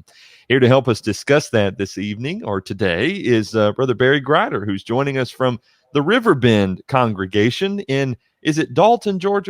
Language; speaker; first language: English; native; English